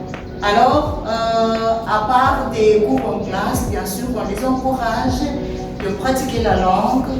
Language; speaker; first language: French; non-native, fluent; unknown